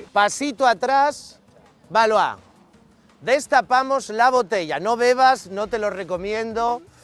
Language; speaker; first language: Spanish; native; Spanish